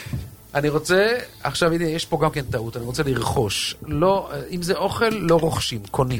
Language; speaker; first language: Hebrew; native; Hebrew